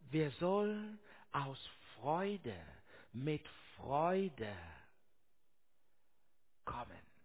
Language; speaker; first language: German; non-native, learner; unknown